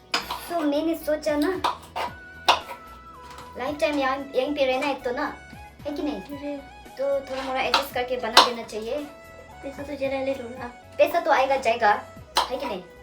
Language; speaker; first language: Hindi; non-native, local second language; Tibetan